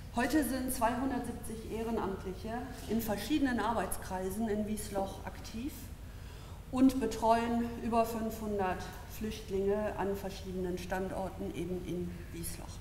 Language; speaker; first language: German; native; German